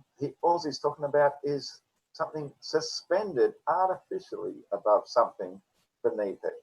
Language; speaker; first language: English; native; English